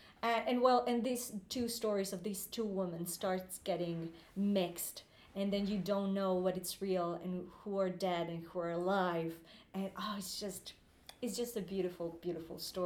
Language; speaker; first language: English; non-native, fluent; Spanish